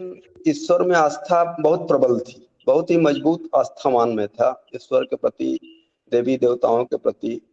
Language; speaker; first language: Hindi; native; Hindi